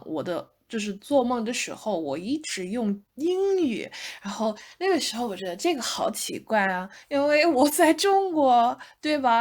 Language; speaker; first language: Chinese; non-native, fluent; English